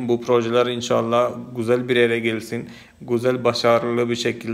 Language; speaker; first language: Turkish; non-native, fluent; Malayalam